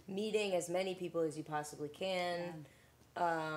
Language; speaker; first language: English; native; English